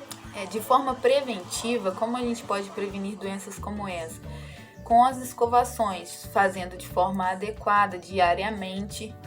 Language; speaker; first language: Portuguese; native; Portuguese